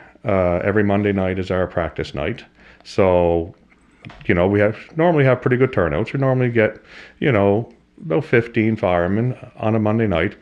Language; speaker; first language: English; native; English